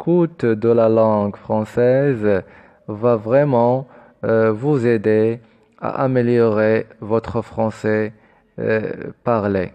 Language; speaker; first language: French; non-native, fluent; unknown